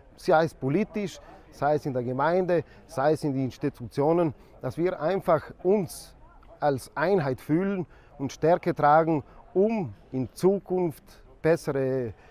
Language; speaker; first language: German; non-native, local second language; Ladin